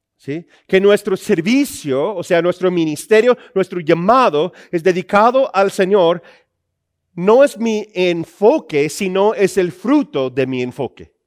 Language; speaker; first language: Spanish; non-native, fluent; English